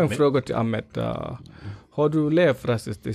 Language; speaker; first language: Swedish; non-native, fluent; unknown